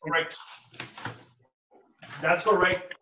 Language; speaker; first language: English; non-native, learner; Spanish